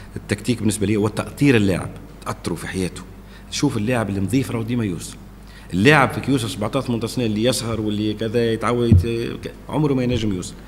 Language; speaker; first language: Arabic; native; Arabic